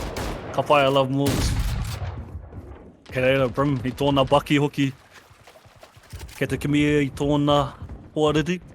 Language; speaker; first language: Māori; non-native, local second language; English